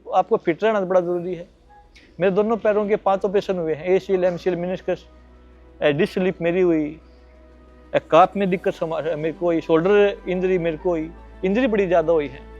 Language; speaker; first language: Hindi; native; Hindi